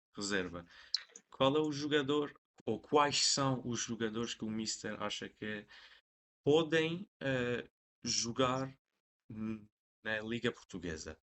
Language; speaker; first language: Portuguese; non-native, fluent; Persian